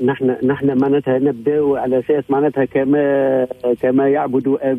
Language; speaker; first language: Arabic; native; Arabic